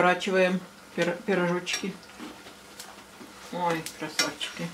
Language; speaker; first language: Russian; native; Russian